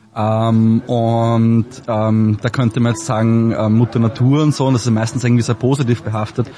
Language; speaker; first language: German; native; German